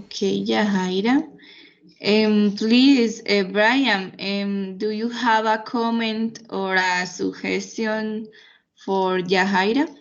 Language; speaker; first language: English; non-native, fluent; Spanish